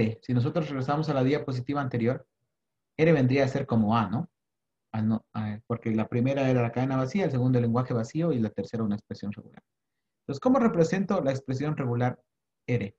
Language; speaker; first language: Spanish; native; Spanish